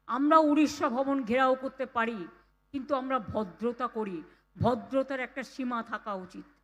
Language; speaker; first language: Bangla; native; Bangla